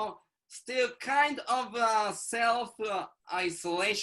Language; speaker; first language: English; non-native, learner; Japanese